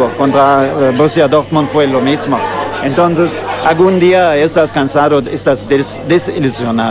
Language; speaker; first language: Spanish; non-native, fluent; German